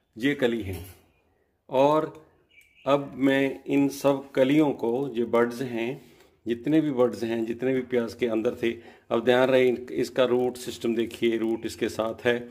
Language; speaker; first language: Hindi; non-native, local second language; Punjabi